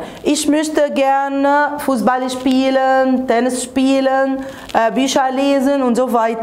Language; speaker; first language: German; non-native, fluent; Arabic